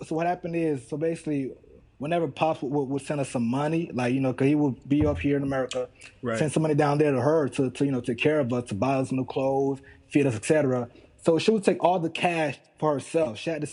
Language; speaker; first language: English; early bilingual, other home language; Haitian Creole